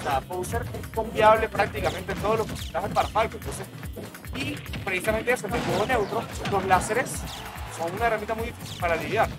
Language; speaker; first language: Spanish; native; Spanish